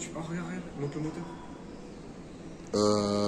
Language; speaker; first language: French; native; French